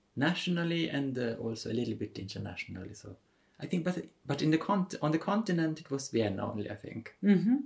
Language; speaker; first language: English; non-native, fluent; Swedish